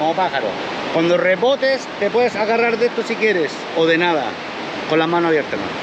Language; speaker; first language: Spanish; native; Spanish